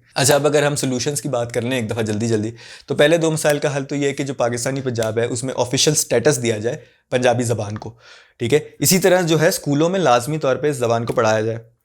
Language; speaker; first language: Urdu; non-native, local second language; Punjabi